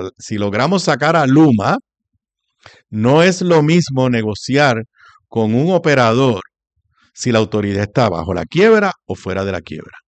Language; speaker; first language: Spanish; native; Spanish